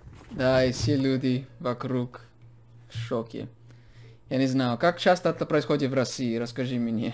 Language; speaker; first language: Russian; non-native, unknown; English